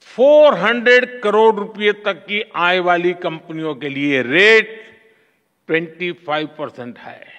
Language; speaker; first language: Hindi; non-native, local second language; Gujarati